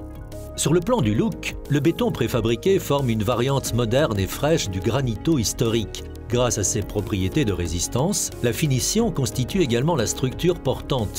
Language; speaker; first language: French; native; French